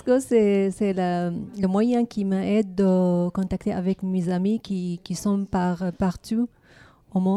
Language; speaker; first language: French; non-native, learner; Arabic